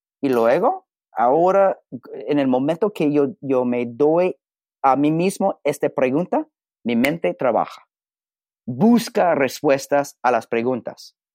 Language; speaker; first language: Spanish; non-native, learner; English